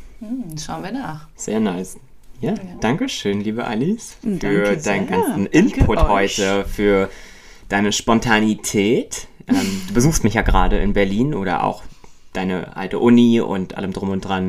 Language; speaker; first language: German; native; German